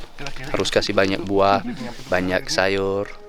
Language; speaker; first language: Indonesian; non-native, fluent; English